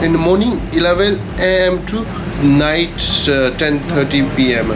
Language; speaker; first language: English; non-native, learner; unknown